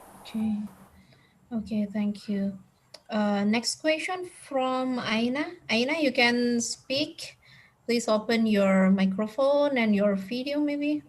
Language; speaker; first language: English; non-native, fluent; Indonesian